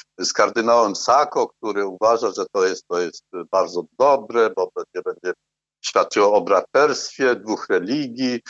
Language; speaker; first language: Polish; non-native, fluent; Arabic